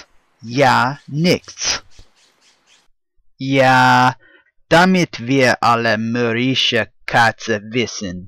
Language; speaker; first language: German; non-native, learner; English